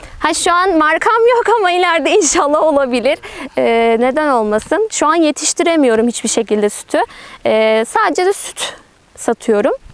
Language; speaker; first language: Turkish; native; Turkish